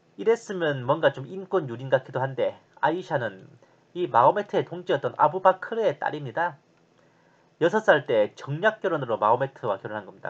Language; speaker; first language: Korean; native; Korean